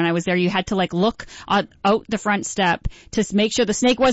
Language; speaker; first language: English; native; English